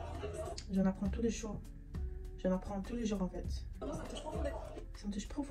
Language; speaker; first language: French; non-native, fluent; English